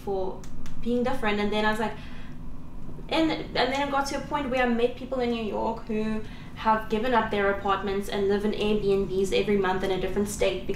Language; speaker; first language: English; non-native, local second language; Afrikaans